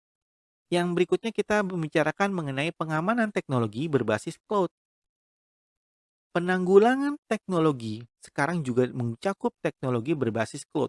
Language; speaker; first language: Indonesian; native; Indonesian